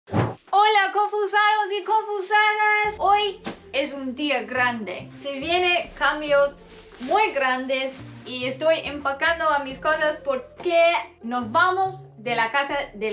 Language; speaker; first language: Spanish; non-native, learner; English